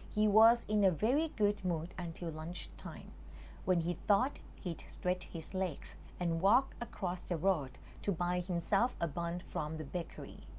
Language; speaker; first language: English; non-native, fluent; Thai